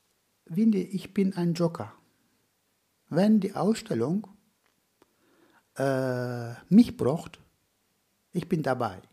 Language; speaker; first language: German; non-native, fluent; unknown